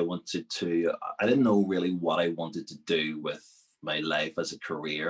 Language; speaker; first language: English; native; English